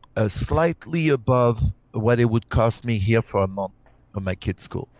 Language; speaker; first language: English; non-native, fluent; French